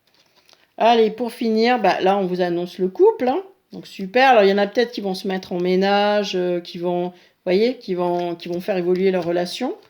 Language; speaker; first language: French; native; French